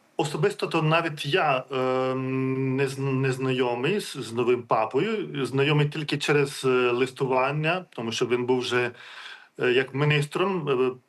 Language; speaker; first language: Ukrainian; non-native, fluent; Lithuanian